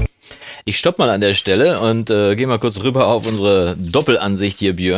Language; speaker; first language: German; native; German